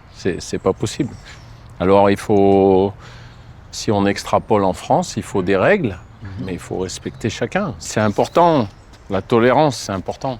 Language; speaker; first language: French; native; French